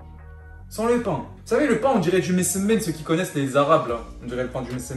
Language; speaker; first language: French; native; French